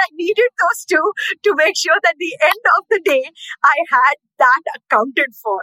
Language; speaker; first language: English; non-native, local second language; Hindi